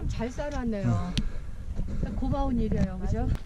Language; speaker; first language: Korean; native; Korean